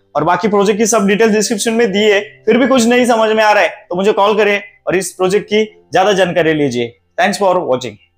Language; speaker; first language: Hindi; non-native, local second language; Marathi